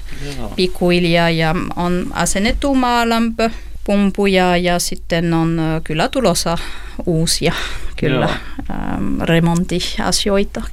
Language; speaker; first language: Finnish; non-native, learner; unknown